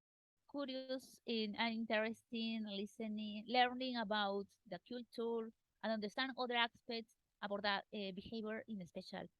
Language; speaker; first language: English; non-native, learner; Spanish